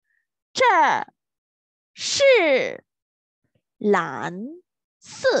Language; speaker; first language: Chinese; non-native, fluent; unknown